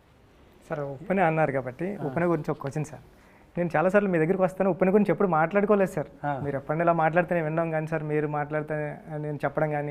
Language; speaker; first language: Telugu; native; Telugu